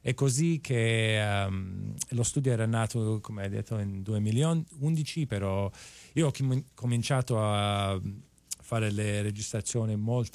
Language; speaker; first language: Italian; non-native, fluent; English